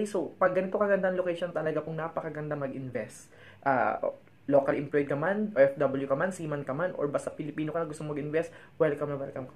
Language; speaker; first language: Filipino; native; Filipino